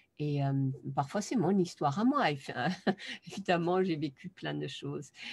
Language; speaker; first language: French; non-native, fluent; German